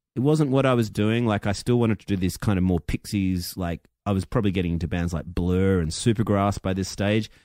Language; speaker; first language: English; native; English